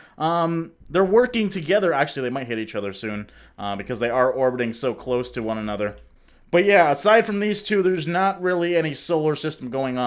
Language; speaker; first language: English; native; English